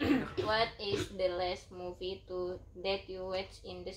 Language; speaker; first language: English; non-native, learner; Indonesian